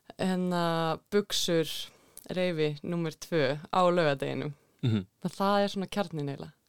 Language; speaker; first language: Icelandic; non-native, learner; Swedish